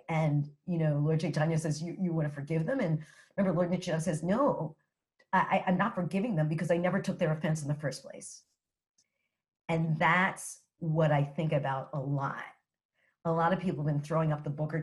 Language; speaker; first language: English; native; English